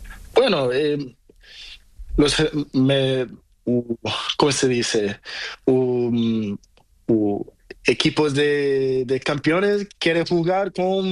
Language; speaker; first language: Spanish; non-native, learner; Portuguese